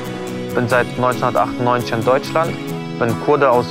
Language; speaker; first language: German; early bilingual, other home language; Kurdish